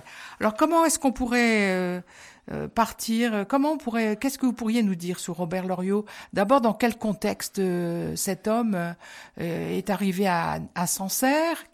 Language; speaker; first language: French; native; French